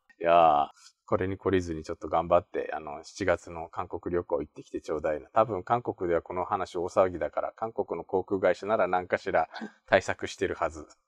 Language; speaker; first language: Japanese; native; Japanese